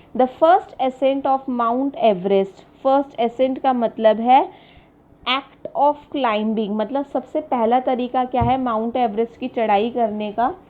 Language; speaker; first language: Hindi; native; Hindi